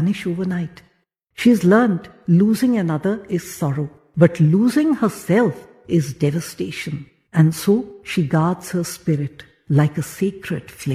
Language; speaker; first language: English; non-native, local second language; Hindi